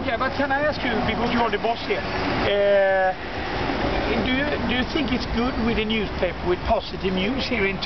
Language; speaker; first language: English; non-native, fluent; Swedish